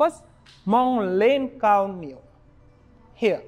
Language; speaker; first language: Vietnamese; non-native, learner; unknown